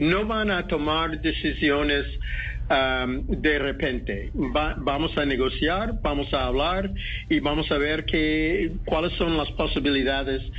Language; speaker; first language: Spanish; non-native, fluent; English